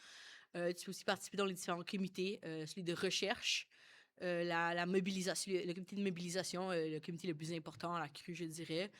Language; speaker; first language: French; native; French